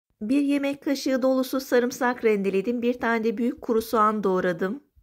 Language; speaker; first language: Turkish; native; Turkish